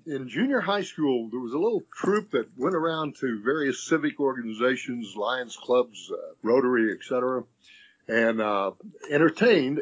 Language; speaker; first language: English; native; English